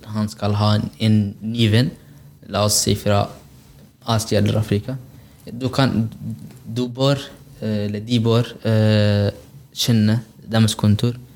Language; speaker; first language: Norwegian; non-native, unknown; Arabic